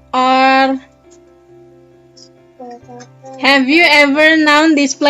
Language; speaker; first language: English; non-native, learner; Indonesian